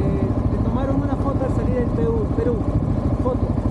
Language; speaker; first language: Spanish; native; Spanish